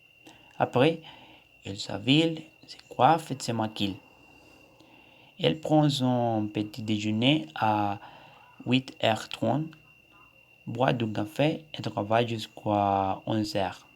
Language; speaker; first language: French; non-native, learner; Spanish